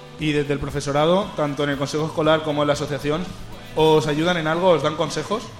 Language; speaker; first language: Spanish; native; Spanish